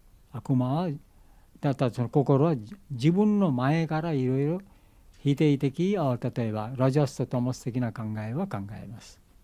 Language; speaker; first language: Japanese; non-native, learner; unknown